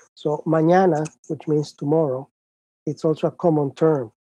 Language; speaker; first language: English; non-native, fluent; Spanish